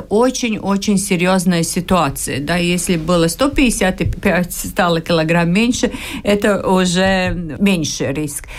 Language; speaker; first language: Russian; non-native, local second language; Latvian